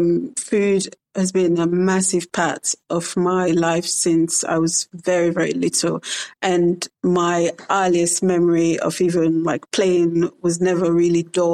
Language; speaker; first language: English; non-native, local second language; Krio